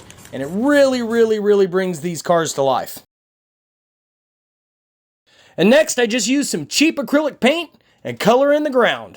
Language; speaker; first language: English; native; English